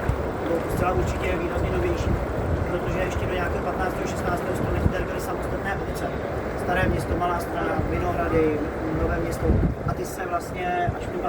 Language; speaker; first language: Czech; native; Czech